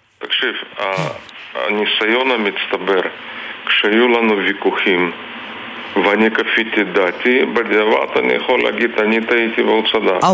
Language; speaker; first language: Hebrew; non-native, fluent; Russian